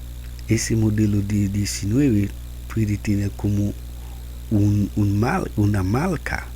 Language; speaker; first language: Spanish; non-native, learner; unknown